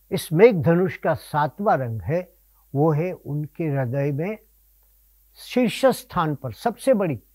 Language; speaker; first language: Hindi; non-native, local second language; Gujarati